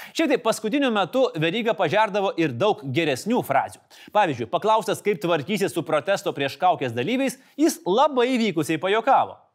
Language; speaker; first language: Lithuanian; native; Lithuanian